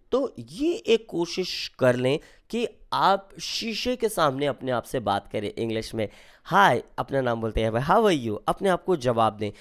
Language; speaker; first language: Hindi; native; Hindi